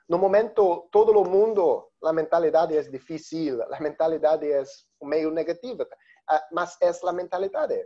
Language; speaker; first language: Spanish; non-native, learner; Portuguese